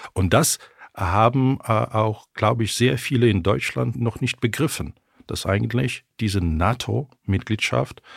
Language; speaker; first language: German; non-native, fluent; Ukrainian